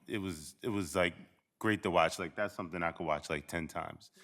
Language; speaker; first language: English; native; English